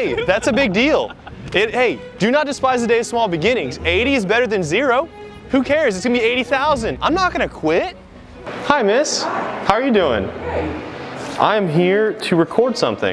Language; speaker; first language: English; native; English